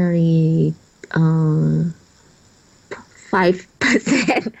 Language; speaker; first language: English; non-native, learner; Chinese